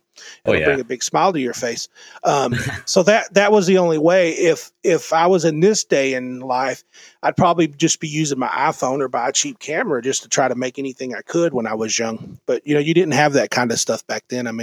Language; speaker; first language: English; native; English